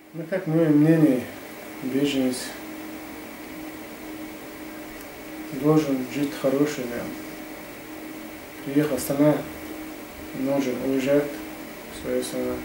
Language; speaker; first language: Russian; non-native, local second language; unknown